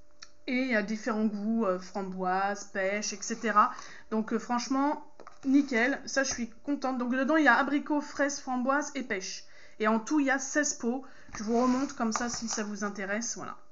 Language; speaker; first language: French; native; French